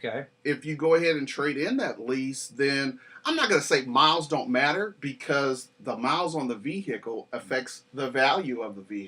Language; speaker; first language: English; native; English